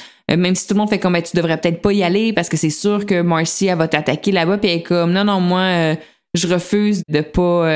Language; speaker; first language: French; native; French